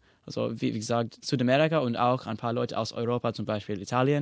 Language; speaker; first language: German; non-native, fluent; English